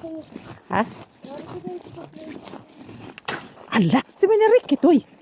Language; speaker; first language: Finnish; non-native, learner; Filipino